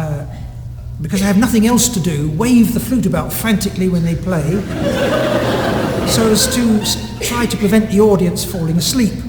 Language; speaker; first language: English; native; English